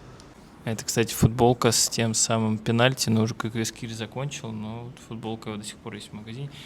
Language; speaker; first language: Russian; native; Russian